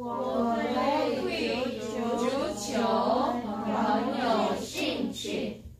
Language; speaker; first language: Chinese; non-native, learner; Korean